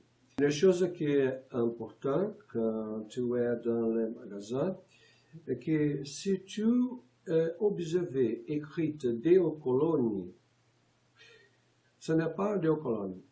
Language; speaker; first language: French; non-native, learner; Portuguese